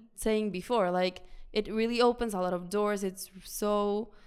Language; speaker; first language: English; non-native, fluent; Spanish